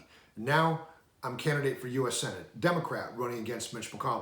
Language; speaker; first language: English; native; English